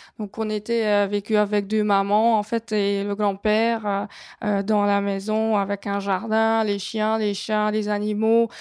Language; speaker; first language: French; non-native, fluent; Hungarian